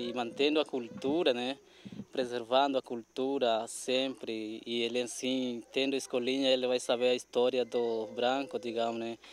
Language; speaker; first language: Portuguese; non-native, local second language; Guarani